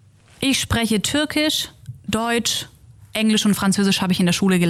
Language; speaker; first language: German; early bilingual, other home language; Turkish